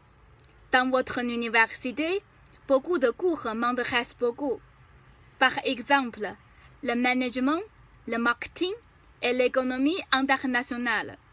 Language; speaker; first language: French; non-native, fluent; Chinese